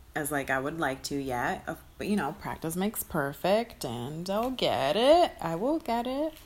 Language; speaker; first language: English; early bilingual, other home language; Spanish